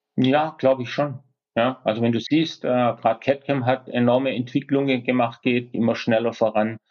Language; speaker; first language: German; native; German